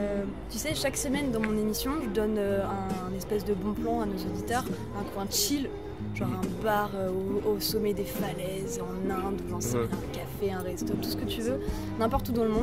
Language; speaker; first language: French; native; French